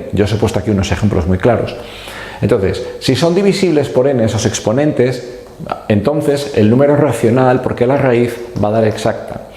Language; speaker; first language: Spanish; native; Spanish